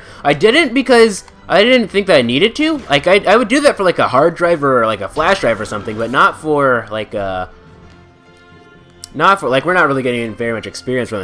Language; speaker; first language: English; native; English